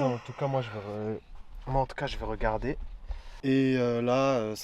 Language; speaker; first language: French; native; French